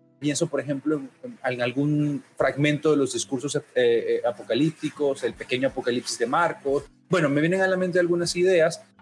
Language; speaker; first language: Spanish; native; Spanish